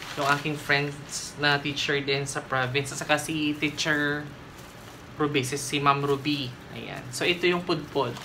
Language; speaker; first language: Filipino; non-native, local second language; Waray